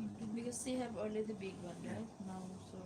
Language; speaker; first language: English; non-native, learner; Nepali